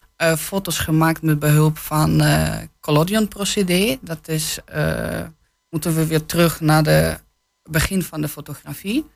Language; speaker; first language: Dutch; non-native, fluent; Polish